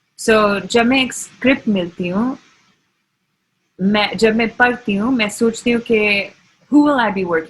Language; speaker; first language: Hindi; non-native, learner; English